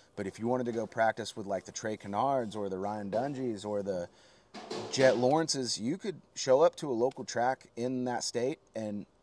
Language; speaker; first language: English; native; English